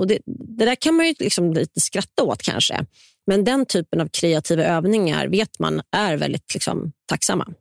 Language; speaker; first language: Swedish; native; Swedish